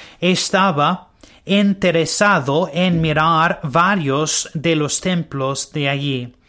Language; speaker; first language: Spanish; non-native, learner; English